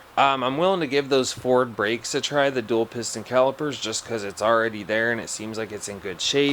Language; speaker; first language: English; native; English